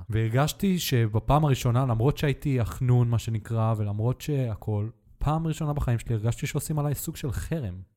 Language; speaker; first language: Hebrew; native; Hebrew